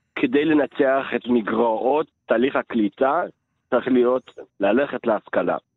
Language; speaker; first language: Hebrew; early bilingual, other home language; Amharic